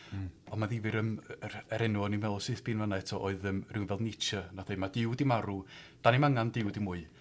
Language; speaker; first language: Welsh; native; Welsh